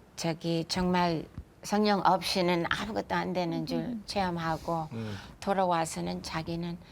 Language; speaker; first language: Korean; non-native, fluent; English